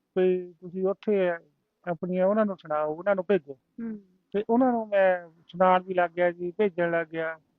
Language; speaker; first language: Punjabi; non-native, local second language; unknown